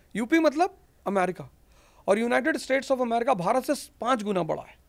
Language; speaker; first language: Hindi; native; Hindi